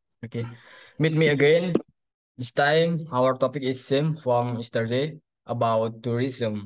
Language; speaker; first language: English; non-native, learner; Indonesian